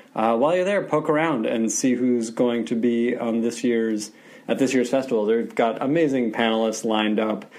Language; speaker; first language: English; native; English